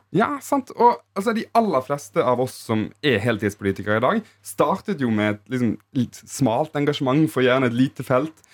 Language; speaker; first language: Norwegian; native; Norwegian